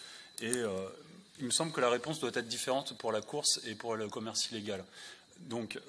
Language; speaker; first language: French; native; French